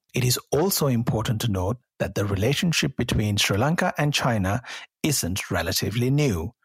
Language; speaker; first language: English; non-native, local second language; Sinhala